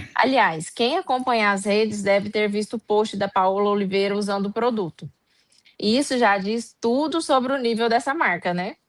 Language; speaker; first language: Portuguese; native; Portuguese